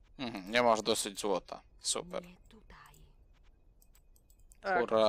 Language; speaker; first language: Polish; native; Polish